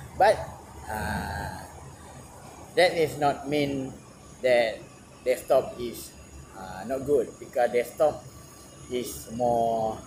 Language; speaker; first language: English; non-native, learner; Malay